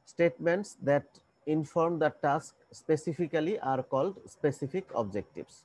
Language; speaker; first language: English; non-native, local second language; Bangla